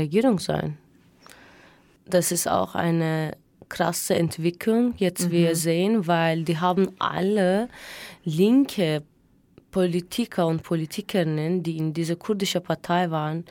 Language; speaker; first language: German; non-native, fluent; Turkish